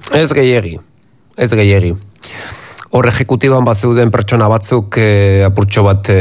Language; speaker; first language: Basque; non-native, local second language; Spanish